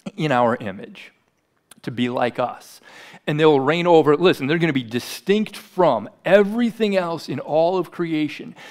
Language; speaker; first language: English; native; English